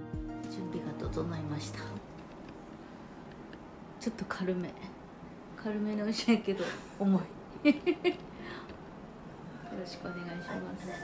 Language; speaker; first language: Japanese; native; Japanese